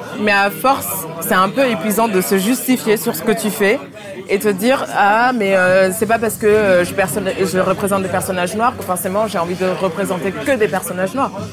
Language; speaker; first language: French; early bilingual, other home language; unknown